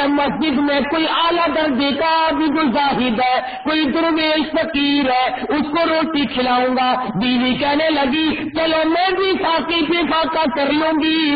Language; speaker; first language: Urdu; native; Urdu